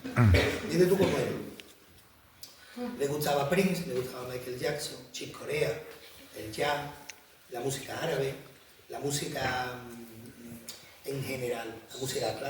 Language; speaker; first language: Spanish; native; Spanish